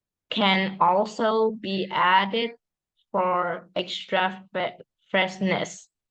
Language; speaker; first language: English; non-native, learner; Vietnamese